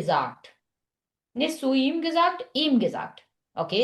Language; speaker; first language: German; non-native, fluent; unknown